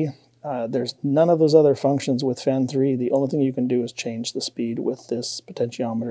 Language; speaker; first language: English; native; English